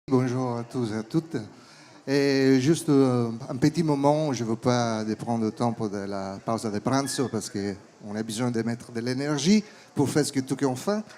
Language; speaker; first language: French; non-native, fluent; Italian